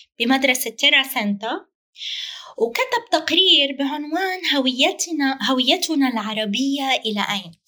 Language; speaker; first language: Arabic; native; Arabic